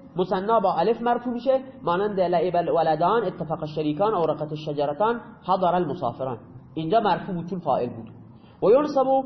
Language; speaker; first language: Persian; non-native, local second language; Baluchi